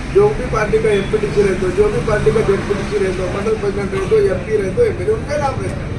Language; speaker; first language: Hindi; non-native, local second language; Telugu